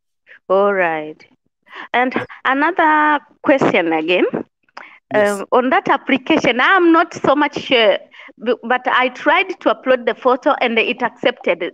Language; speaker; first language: English; non-native, local second language; Swahili